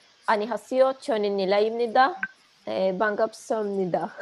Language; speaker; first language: Korean; non-native, learner; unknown